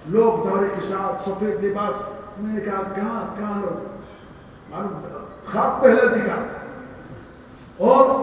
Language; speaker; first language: Urdu; non-native, learner; Arabic